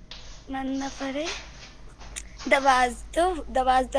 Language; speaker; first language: Persian; non-native, learner; Urdu